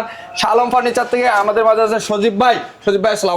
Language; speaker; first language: Bangla; native; Bangla